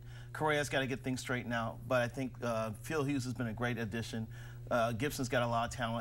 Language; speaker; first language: English; native; English